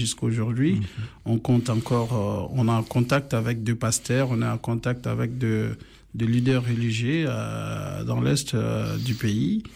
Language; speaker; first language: French; non-native, local second language; Lingala